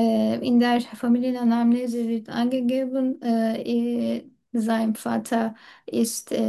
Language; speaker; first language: German; non-native, learner; Turkish